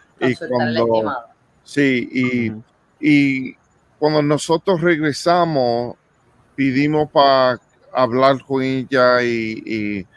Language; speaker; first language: Spanish; early bilingual, heritage; English